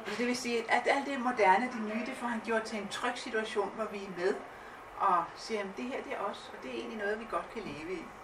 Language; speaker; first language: Danish; native; Danish